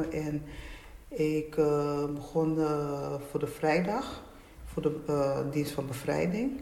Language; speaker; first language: Dutch; native; Dutch